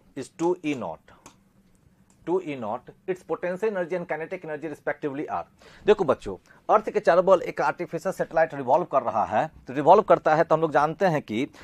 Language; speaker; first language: Hindi; native; Hindi